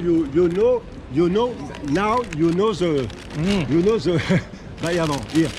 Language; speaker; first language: English; non-native, learner; French